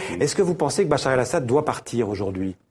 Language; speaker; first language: French; native; French